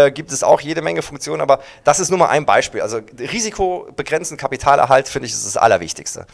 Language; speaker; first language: German; native; German